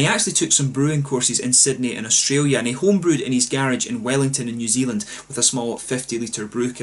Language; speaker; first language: English; native; English